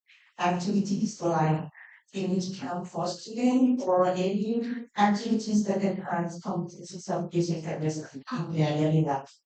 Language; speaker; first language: English; non-native, learner; Thai